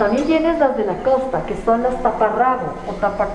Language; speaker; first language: Spanish; native; Spanish